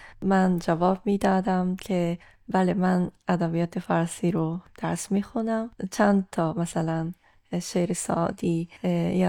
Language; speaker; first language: Persian; non-native, fluent; Japanese